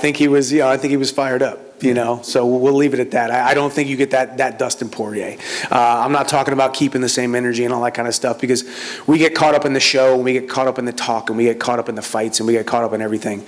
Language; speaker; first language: English; native; English